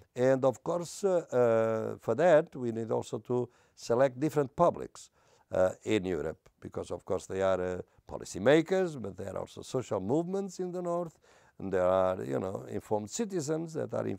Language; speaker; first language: English; non-native, fluent; Portuguese